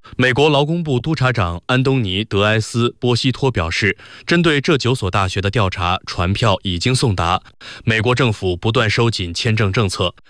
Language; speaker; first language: Chinese; native; Chinese